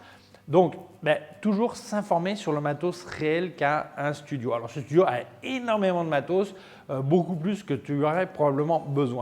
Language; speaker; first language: French; native; French